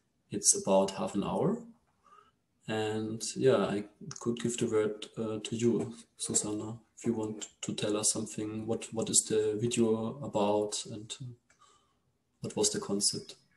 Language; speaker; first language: English; non-native, fluent; German